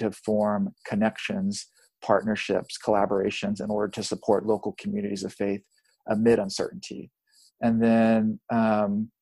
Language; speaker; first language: English; native; English